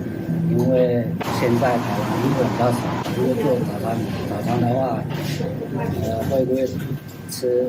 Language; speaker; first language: Chinese; non-native, learner; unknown